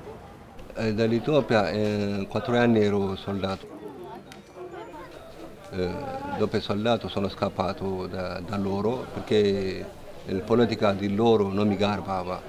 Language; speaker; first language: Italian; non-native, learner; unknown